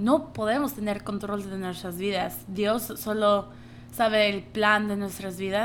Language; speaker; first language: Spanish; early bilingual, heritage; Spanish